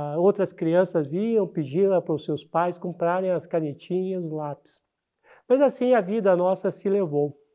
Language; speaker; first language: Portuguese; early bilingual, other home language; Chinese